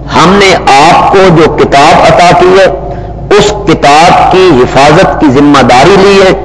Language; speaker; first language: Urdu; non-native, local second language; Punjabi